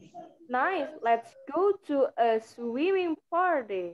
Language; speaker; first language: English; non-native, fluent; Indonesian